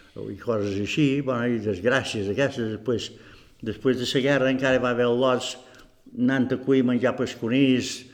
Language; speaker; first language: Catalan; native; Catalan